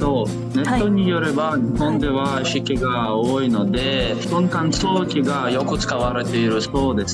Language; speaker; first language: Japanese; non-native, fluent; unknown